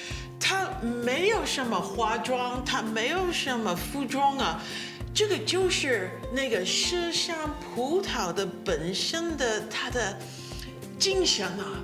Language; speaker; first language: Chinese; non-native, fluent; English